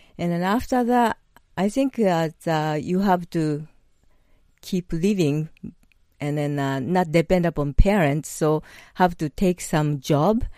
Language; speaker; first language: English; non-native, learner; Japanese